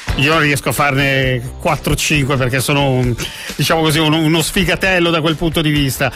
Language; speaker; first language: Italian; native; Italian